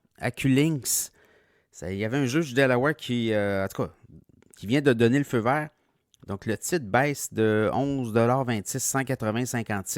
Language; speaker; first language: French; native; French